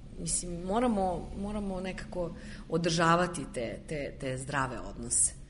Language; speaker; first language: Serbian; native; Serbian